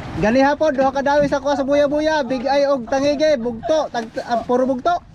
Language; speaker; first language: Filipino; non-native, local second language; Cebuano